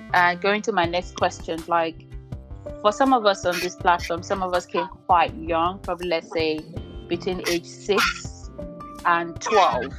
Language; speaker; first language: English; non-native, local second language; Yoruba